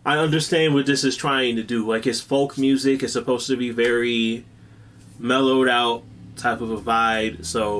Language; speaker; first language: English; native; English